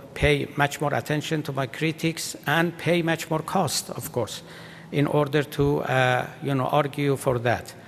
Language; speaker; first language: English; non-native, fluent; Persian